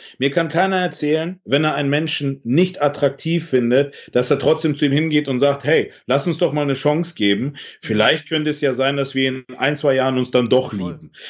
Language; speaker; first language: German; early bilingual, other home language; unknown